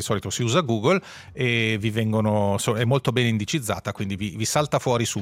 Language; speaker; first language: Italian; native; Italian